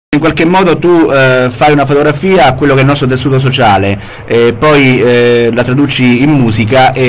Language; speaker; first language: Italian; native; Italian